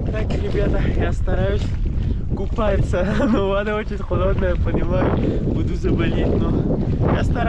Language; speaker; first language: Russian; non-native, learner; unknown